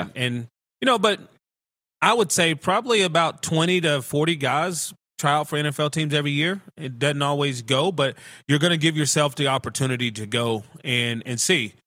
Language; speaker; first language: English; native; English